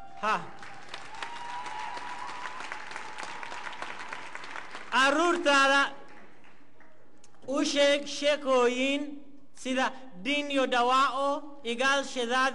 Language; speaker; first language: Somali; non-native, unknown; Spanish